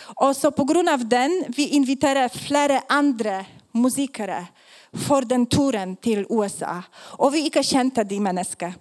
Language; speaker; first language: Swedish; non-native, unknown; Polish